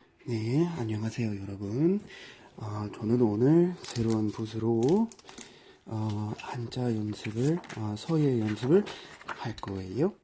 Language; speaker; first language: Korean; non-native, fluent; English